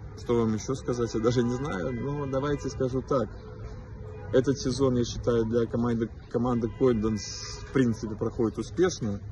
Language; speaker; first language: Russian; native; Russian